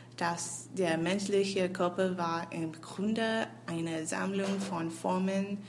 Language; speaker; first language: German; non-native, learner; English